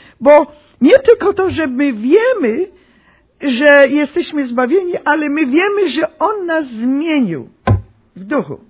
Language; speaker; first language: Polish; early bilingual, heritage; Polish